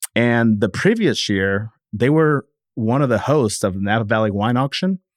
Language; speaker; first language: English; native; English